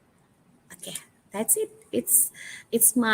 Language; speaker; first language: English; non-native, fluent; Indonesian